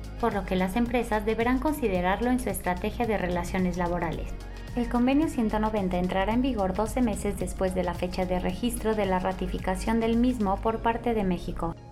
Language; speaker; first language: Spanish; native; Spanish